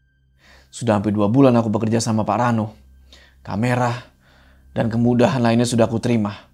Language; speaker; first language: Indonesian; native; Indonesian